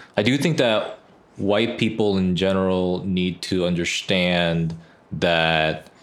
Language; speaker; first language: English; early bilingual, other home language; Korean